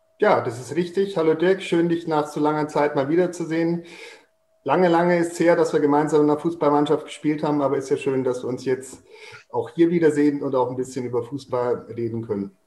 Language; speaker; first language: German; native; German